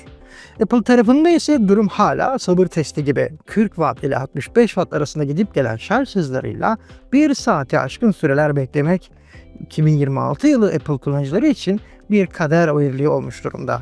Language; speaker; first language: Turkish; native; Turkish